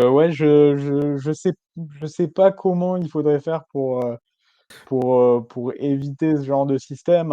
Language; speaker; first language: French; native; French